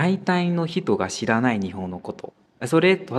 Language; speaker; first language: Japanese; non-native, fluent; Burmese